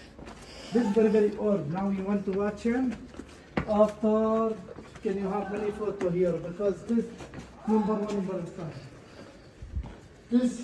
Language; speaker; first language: English; non-native, learner; Arabic